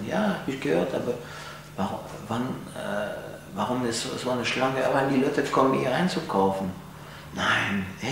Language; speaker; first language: German; non-native, fluent; French